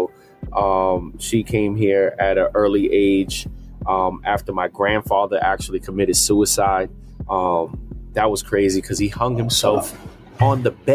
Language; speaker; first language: English; early bilingual, other home language; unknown